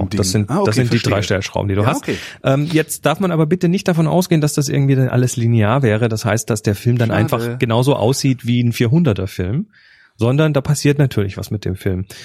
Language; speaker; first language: German; native; German